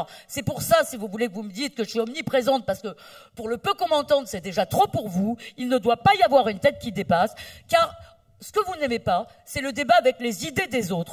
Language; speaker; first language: French; native; French